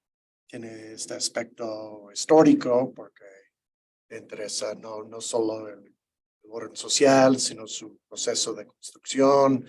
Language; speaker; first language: Spanish; non-native, fluent; English